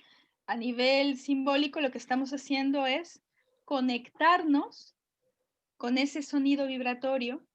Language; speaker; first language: Spanish; native; Spanish